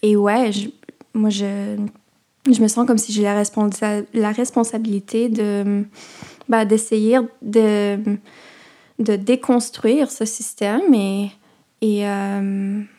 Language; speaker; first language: French; native; French